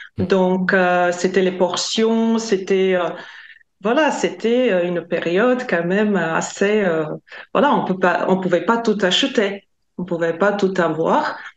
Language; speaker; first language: French; non-native, fluent; Latvian